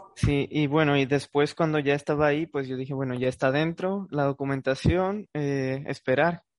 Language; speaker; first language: Spanish; native; Spanish